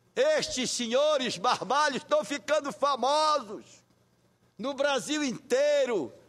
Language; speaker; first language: Portuguese; native; Portuguese